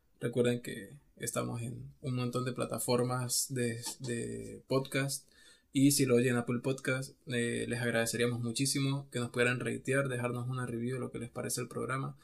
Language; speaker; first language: Spanish; native; Spanish